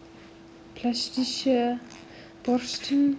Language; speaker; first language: German; non-native, learner; English